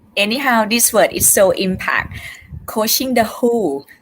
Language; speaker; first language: English; non-native, fluent; Thai